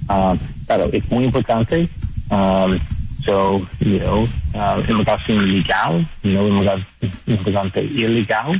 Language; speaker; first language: Spanish; non-native, learner; English